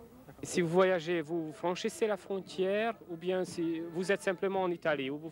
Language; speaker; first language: French; non-native, fluent; Hungarian